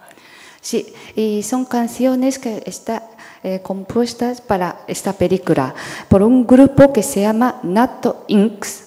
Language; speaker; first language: Spanish; non-native, fluent; Japanese